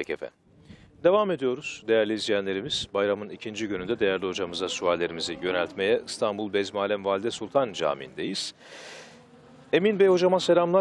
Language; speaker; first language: Turkish; native; Turkish